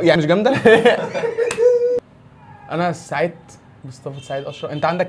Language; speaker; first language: Arabic; native; Arabic